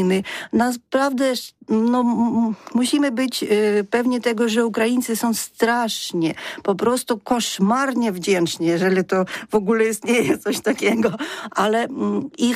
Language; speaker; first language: Polish; non-native, fluent; Ukrainian